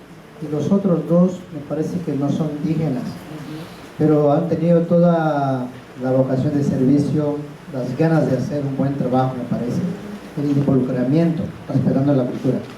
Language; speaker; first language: Spanish; non-native, fluent; English